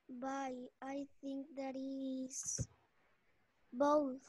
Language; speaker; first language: English; non-native, learner; Spanish